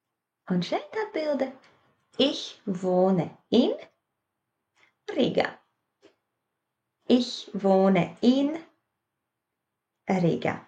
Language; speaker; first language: German; non-native, fluent; Latvian